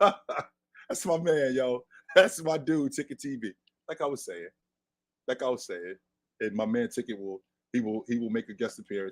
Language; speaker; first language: English; native; English